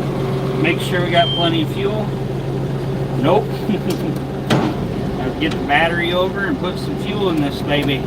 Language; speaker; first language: English; native; English